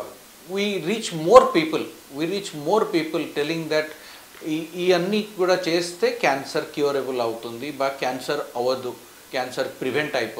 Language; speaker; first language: Telugu; non-native, fluent; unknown